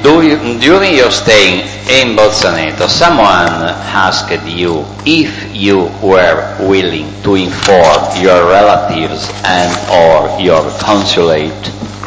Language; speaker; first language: English; non-native, fluent; Italian